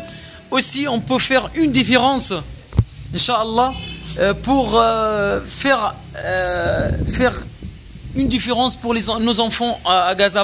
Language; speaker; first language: French; non-native, fluent; Arabic